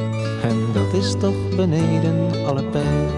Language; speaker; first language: Dutch; native; Dutch